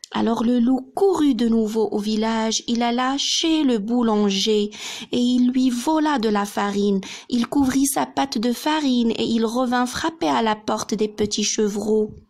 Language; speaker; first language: French; non-native, local second language; Arabic